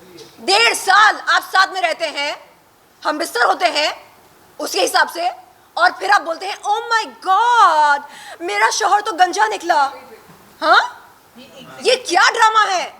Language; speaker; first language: Hindi; native; Hindi